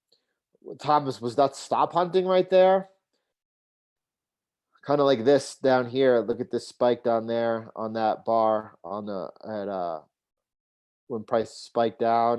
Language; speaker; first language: English; native; English